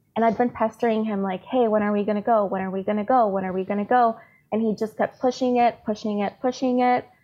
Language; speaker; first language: English; native; English